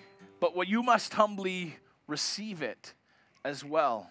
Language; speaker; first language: English; native; English